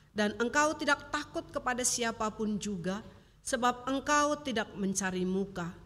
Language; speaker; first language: Indonesian; native; Indonesian